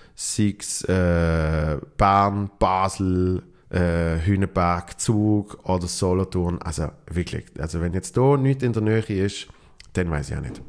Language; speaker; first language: German; native; German